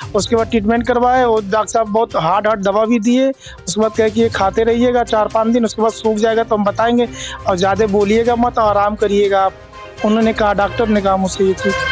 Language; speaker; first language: Hindi; native; Hindi